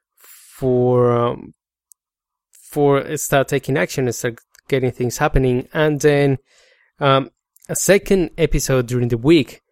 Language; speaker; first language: English; non-native, fluent; Spanish